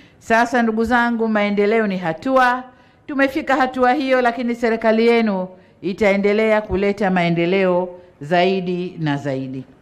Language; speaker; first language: Swahili; native; Swahili